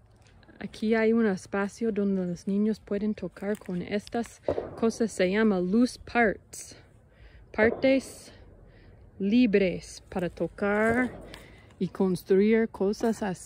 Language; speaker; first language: Spanish; non-native, learner; English